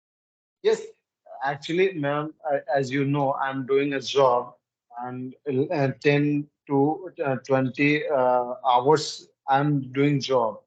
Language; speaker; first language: English; non-native, learner; Hindi